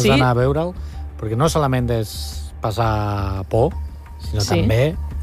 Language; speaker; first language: Catalan; non-native, local second language; Spanish